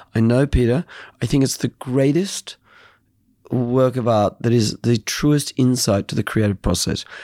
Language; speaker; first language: English; native; English